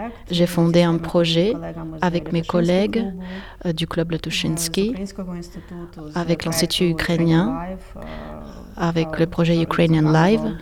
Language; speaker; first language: French; non-native, fluent; Ukrainian